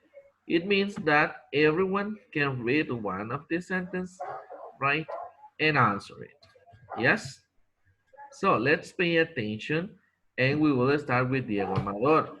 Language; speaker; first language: English; non-native, fluent; Spanish